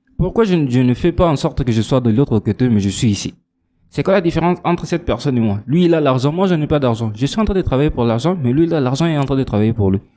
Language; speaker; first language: French; non-native, local second language; Lingala